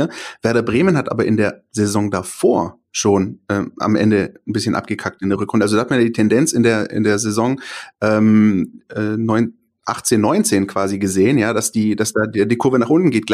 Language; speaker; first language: German; native; German